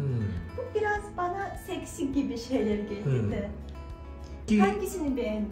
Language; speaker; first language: Turkish; non-native, fluent; Russian